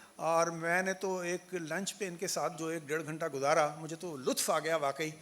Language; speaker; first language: Urdu; native; Urdu